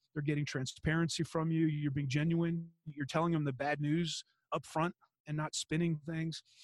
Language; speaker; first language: English; native; English